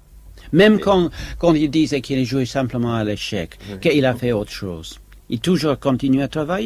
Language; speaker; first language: French; non-native, fluent; English